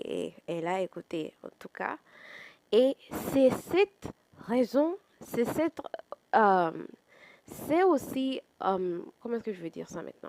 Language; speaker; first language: French; non-native, fluent; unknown